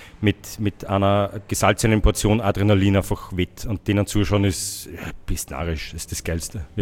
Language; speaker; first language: German; native; German